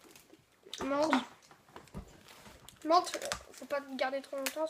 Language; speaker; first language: French; native; French